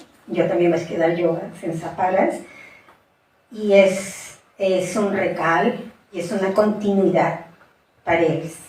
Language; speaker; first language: Catalan; non-native, fluent; Spanish